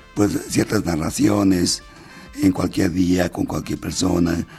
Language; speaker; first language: Spanish; non-native, local second language; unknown